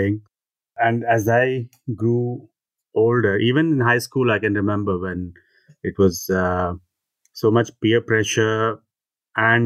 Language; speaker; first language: English; non-native, local second language; Telugu